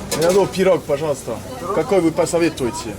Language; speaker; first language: Russian; non-native, learner; French